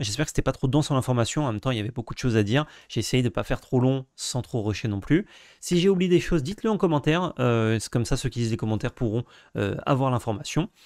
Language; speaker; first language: French; native; French